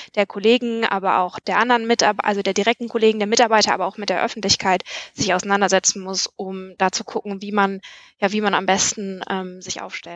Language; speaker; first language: German; native; German